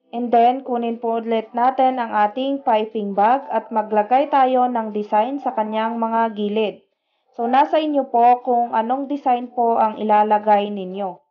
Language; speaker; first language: Filipino; native; Filipino